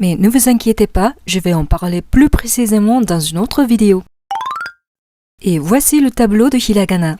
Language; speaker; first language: French; non-native, fluent; Japanese